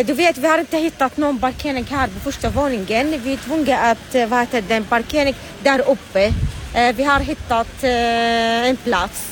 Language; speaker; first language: Swedish; non-native, learner; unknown